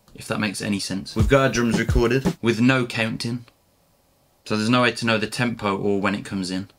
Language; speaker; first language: English; native; English